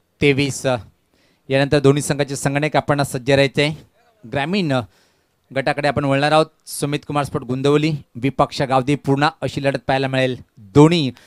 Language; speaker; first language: Marathi; native; Marathi